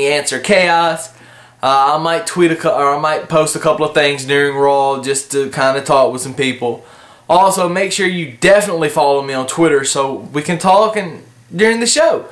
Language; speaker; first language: English; native; English